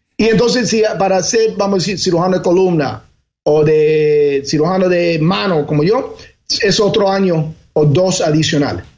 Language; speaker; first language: Spanish; early bilingual, heritage; Spanish